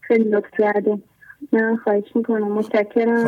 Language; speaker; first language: Persian; native; Persian